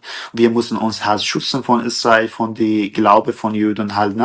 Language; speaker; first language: German; non-native, fluent; Kurdish